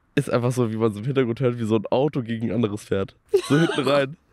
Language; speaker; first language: German; native; German